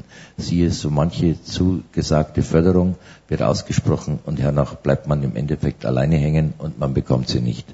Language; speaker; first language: German; native; German